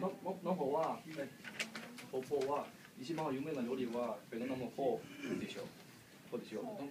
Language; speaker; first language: Japanese; non-native, learner; Vietnamese